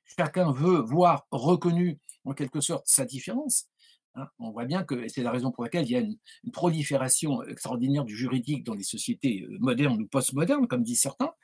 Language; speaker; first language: French; native; French